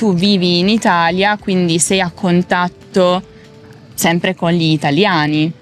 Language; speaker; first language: Italian; native; Italian